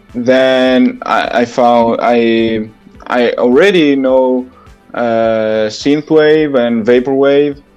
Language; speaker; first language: English; non-native, learner; Italian